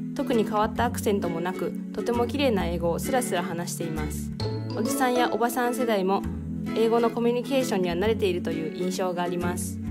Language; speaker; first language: Japanese; native; Japanese